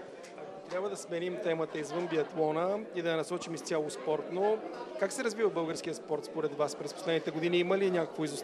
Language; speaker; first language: Bulgarian; native; Bulgarian